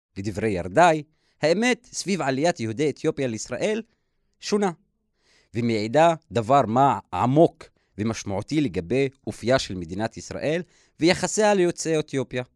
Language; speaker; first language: Hebrew; non-native, local second language; Arabic